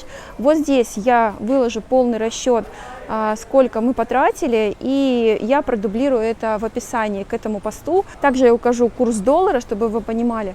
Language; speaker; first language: Russian; native; Russian